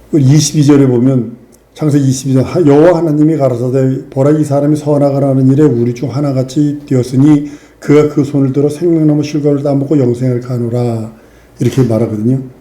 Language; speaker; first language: Korean; native; Korean